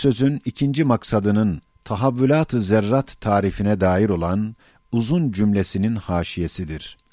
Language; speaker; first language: Turkish; native; Turkish